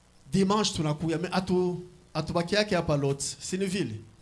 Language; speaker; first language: French; non-native, local second language; Swahili